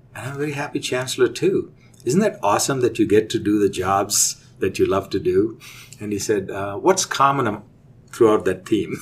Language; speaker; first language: English; non-native, local second language; Telugu